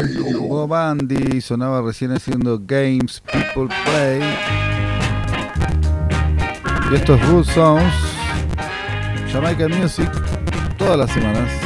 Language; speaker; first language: Spanish; native; Spanish